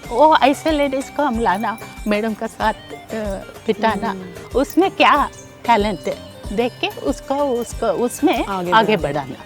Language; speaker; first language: Hindi; non-native, local second language; Kannada